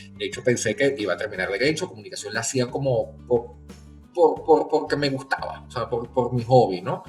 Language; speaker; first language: Spanish; native; Spanish